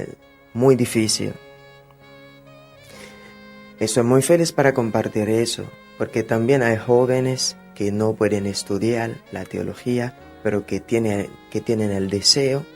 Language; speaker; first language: Spanish; non-native, fluent; Haitian Creole